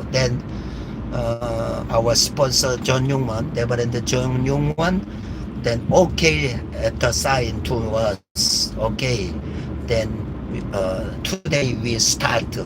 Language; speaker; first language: English; non-native, learner; Korean